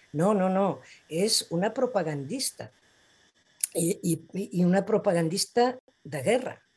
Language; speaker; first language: Catalan; non-native, local second language; Spanish